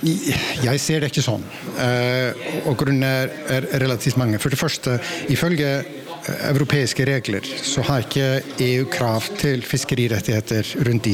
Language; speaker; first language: Norwegian; non-native, fluent; Icelandic